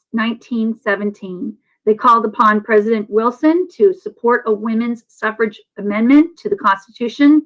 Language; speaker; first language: English; native; English